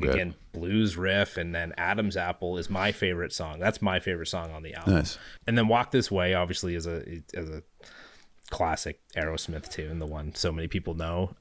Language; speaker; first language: English; native; English